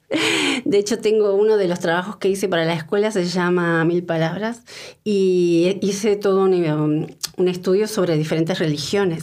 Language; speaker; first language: Spanish; native; Spanish